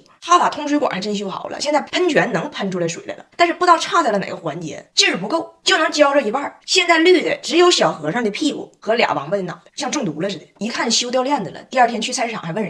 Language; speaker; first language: Chinese; native; Chinese